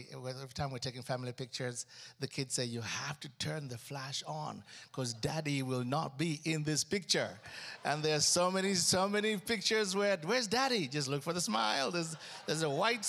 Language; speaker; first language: English; non-native, local second language; Ganda